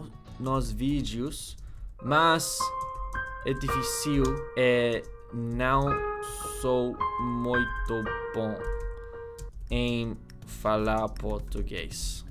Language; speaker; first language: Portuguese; non-native, learner; English